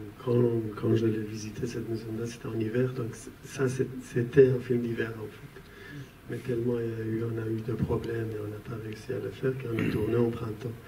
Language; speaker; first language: French; non-native, fluent; Persian